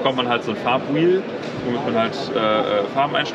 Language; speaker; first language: German; native; German